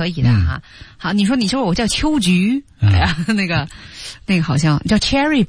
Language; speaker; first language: Chinese; native; Chinese